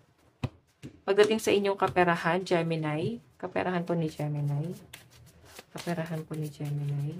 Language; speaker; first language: Filipino; native; Filipino